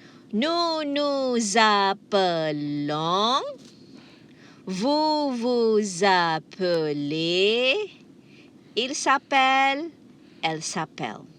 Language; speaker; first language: French; non-native, fluent; Malay